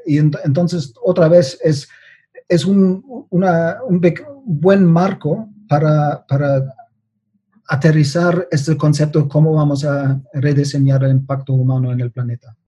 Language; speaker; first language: Spanish; non-native, fluent; German